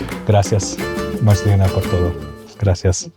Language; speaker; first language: Spanish; non-native, learner; English